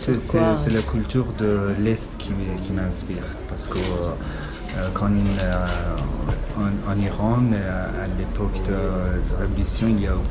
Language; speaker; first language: French; non-native, learner; Persian